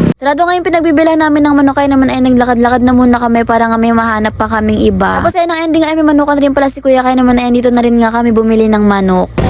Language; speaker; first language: Filipino; non-native, local second language; Cebuano